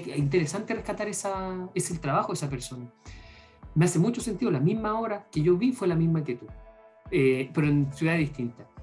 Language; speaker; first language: Spanish; native; Spanish